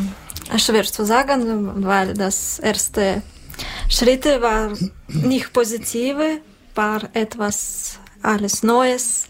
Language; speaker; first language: German; non-native, learner; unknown